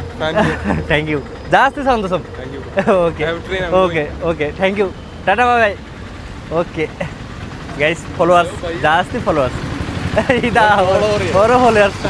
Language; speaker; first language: Malayalam; non-native, learner; Bangla